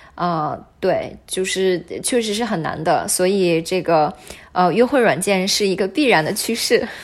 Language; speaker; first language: Chinese; native; Chinese